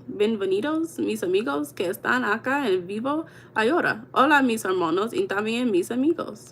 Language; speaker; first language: Spanish; non-native, learner; English